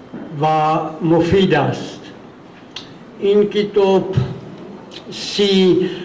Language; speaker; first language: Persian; non-native, fluent; Czech